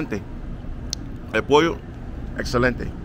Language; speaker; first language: Spanish; non-native, learner; English